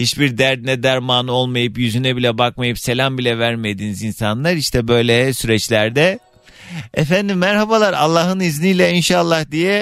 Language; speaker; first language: Turkish; native; Turkish